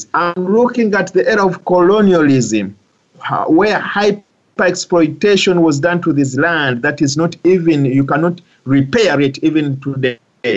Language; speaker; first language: English; non-native, local second language; Ganda